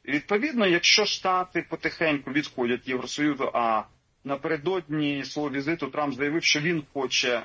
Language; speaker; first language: Ukrainian; native; Ukrainian